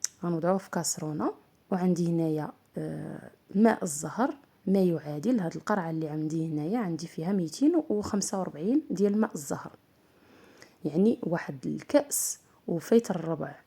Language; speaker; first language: Arabic; native; Arabic